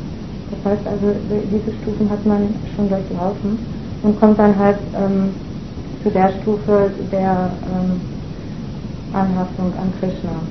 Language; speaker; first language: German; native; German